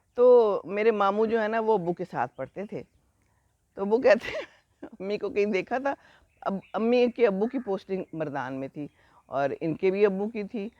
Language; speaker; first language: Urdu; native; Urdu